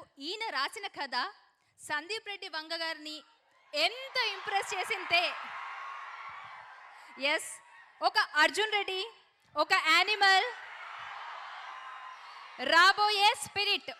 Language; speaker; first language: Telugu; native; Telugu